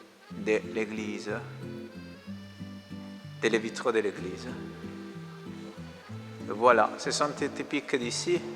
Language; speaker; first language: French; non-native, learner; Italian